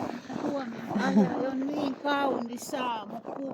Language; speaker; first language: Finnish; native; Finnish